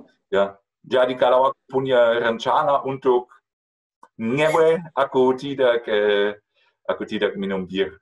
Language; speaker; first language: Indonesian; non-native, fluent; German